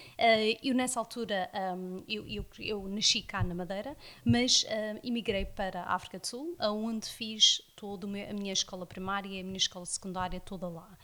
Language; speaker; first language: Portuguese; early bilingual, heritage; Portuguese